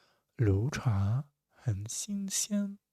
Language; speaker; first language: Chinese; non-native, fluent; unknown